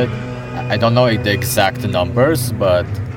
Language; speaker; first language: English; non-native, fluent; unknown